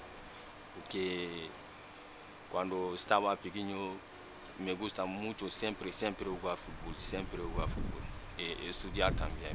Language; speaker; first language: Spanish; non-native, learner; Bambara